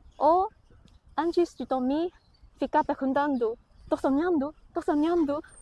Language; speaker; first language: Portuguese; non-native, fluent; Chinese